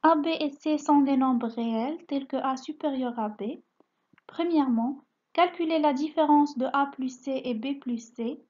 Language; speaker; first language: French; non-native, local second language; Arabic